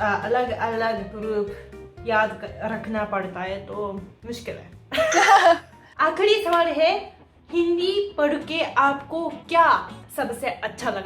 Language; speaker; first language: Hindi; non-native, fluent; Japanese